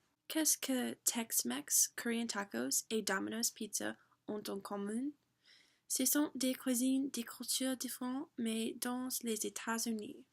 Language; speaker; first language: French; non-native, learner; English